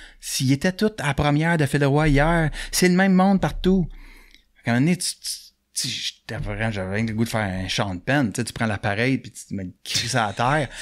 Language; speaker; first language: French; native; French